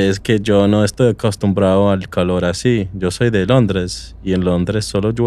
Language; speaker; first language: Spanish; non-native, fluent; English